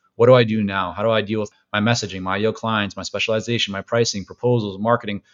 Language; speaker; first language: English; native; English